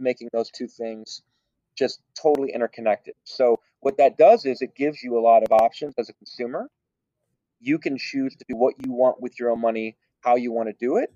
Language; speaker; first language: English; native; English